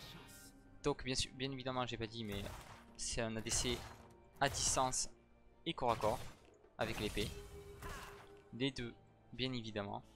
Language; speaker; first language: French; native; French